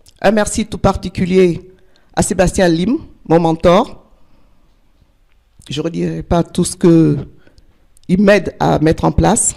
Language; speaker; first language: French; native; French